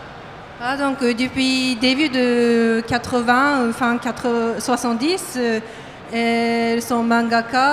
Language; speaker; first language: French; non-native, fluent; Japanese